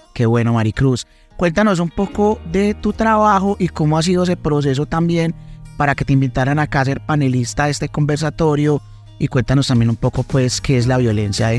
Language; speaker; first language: Spanish; native; Spanish